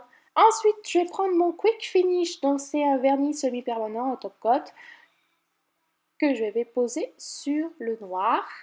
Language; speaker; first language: French; native; French